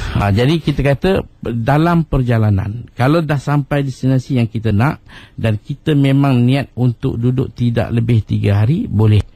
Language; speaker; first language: Malay; native; Malay